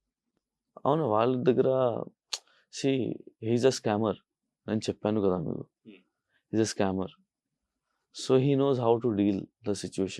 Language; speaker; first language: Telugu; non-native, local second language; Urdu